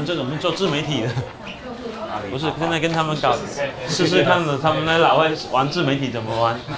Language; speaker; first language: Chinese; native; Chinese